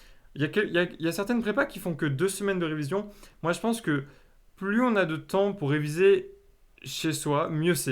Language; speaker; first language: French; native; French